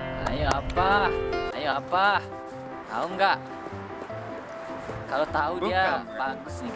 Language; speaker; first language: Indonesian; native; Indonesian